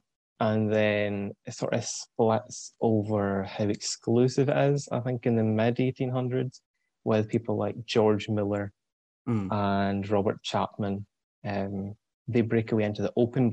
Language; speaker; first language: English; native; English